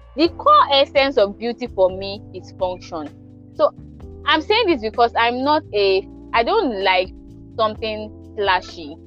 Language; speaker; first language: English; non-native, local second language; Yoruba